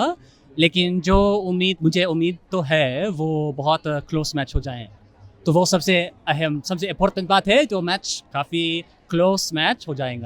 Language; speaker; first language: Hindi; non-native, fluent; English